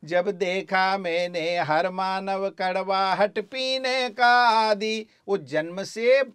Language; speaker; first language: Hindi; native; Hindi